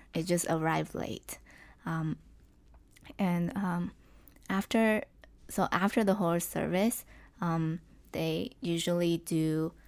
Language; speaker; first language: English; non-native, fluent; Chinese